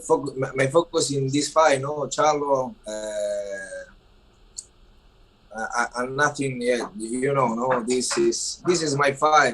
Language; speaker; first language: English; non-native, learner; Spanish